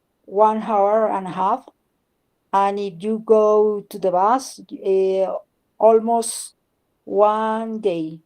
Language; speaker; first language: English; non-native, learner; Spanish